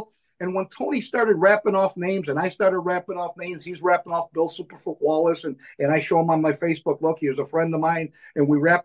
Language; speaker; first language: English; native; English